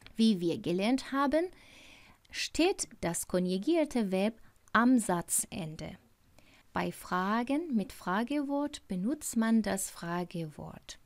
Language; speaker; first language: German; non-native, fluent; Persian